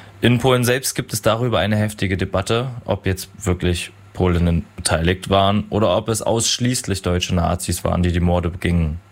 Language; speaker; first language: German; native; German